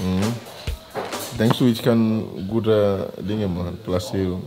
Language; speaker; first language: German; non-native, learner; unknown